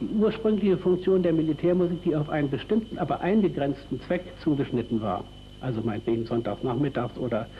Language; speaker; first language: German; native; German